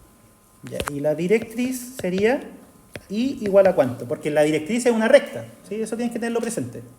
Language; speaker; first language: Spanish; native; Spanish